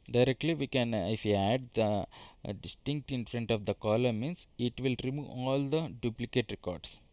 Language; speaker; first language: English; non-native, local second language; Telugu